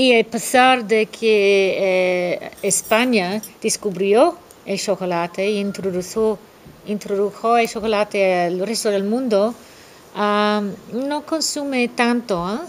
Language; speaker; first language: Spanish; non-native, fluent; English